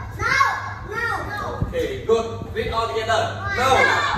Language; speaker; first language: English; non-native, learner; Khmer